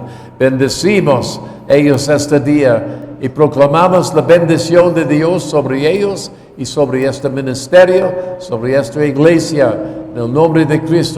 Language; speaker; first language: Spanish; non-native, fluent; English